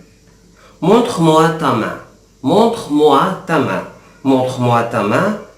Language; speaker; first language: French; non-native, fluent; Arabic